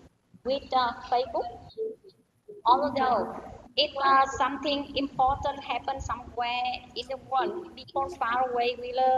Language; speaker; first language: English; non-native, learner; Vietnamese